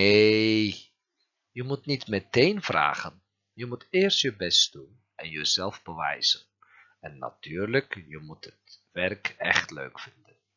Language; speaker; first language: Dutch; non-native, learner; Turkish